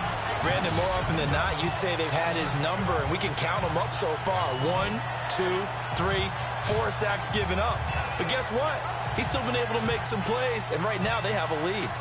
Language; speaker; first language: English; native; English